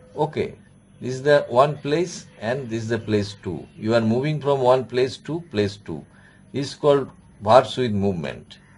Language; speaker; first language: English; non-native, local second language; Bangla